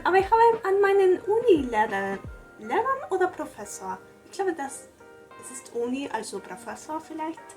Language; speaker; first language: German; non-native, learner; Spanish